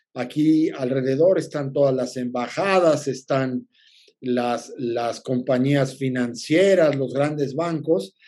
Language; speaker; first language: Spanish; native; Spanish